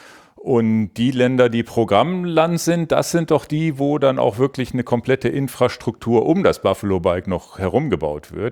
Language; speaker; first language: German; native; German